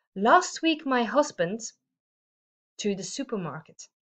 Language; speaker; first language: English; non-native, fluent; Dutch